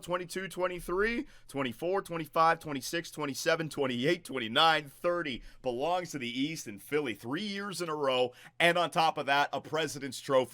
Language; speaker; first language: English; native; English